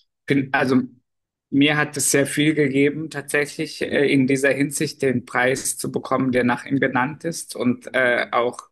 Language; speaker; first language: German; non-native, fluent; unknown